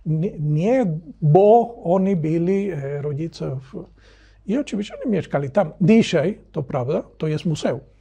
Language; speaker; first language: Polish; non-native, learner; Spanish